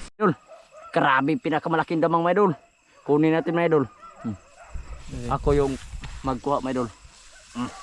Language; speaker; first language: Filipino; native; Filipino